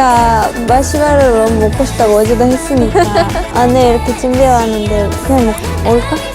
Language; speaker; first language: Korean; non-native, fluent; Japanese